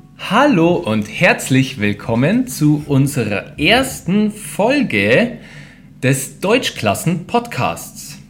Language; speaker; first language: German; native; German